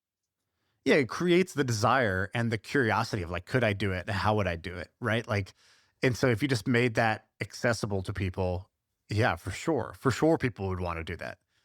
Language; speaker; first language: English; native; English